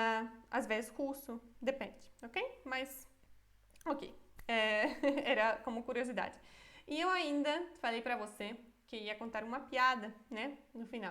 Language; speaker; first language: Portuguese; non-native, fluent; Polish